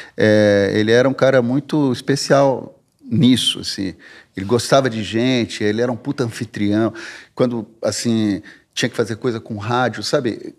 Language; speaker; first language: Portuguese; early bilingual, heritage; Portuguese